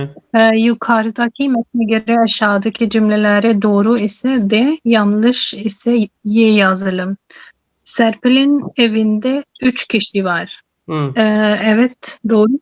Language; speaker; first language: Turkish; non-native, learner; Urdu